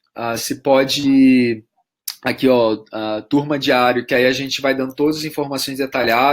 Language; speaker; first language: Portuguese; native; Portuguese